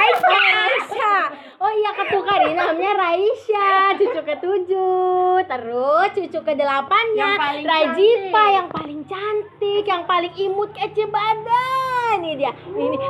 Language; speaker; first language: Indonesian; native; Indonesian